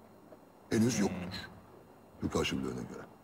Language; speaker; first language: Turkish; native; Turkish